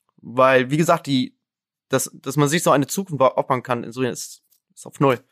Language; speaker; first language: German; non-native, fluent; Arabic